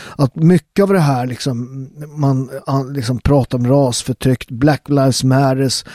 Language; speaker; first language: Swedish; native; Swedish